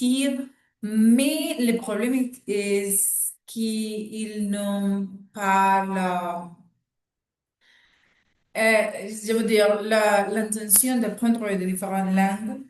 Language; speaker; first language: French; non-native, learner; Spanish